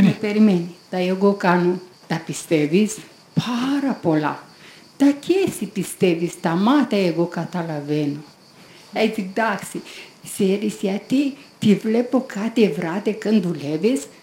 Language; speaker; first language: Greek; non-native, learner; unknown